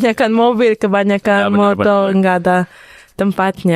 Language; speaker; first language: Indonesian; early bilingual, heritage; Indonesian